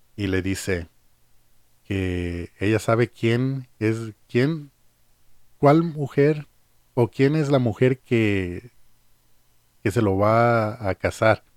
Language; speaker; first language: Spanish; early bilingual, heritage; Spanish